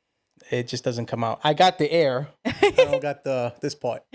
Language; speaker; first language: English; native; English